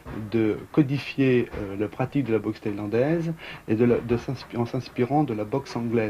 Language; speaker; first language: French; native; French